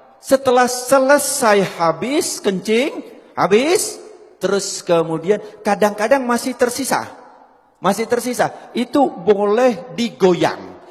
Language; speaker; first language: Indonesian; native; Indonesian